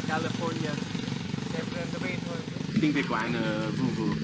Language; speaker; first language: Vietnamese; non-native, learner; English